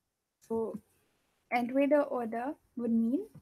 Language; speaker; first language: German; non-native, fluent; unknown